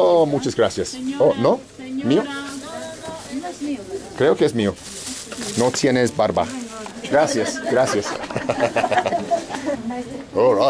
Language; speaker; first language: Spanish; non-native, learner; English